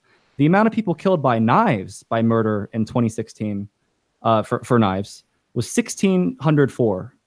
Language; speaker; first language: English; native; English